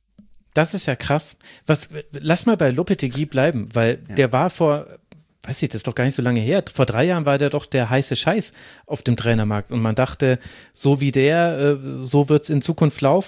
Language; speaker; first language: German; native; German